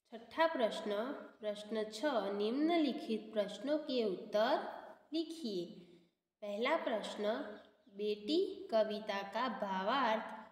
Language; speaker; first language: Hindi; non-native, local second language; Gujarati